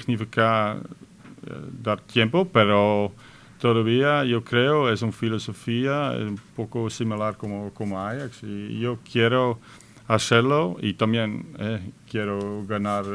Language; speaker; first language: Spanish; non-native, fluent; Dutch